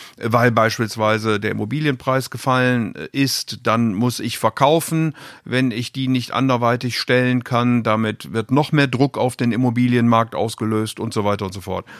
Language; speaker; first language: German; native; German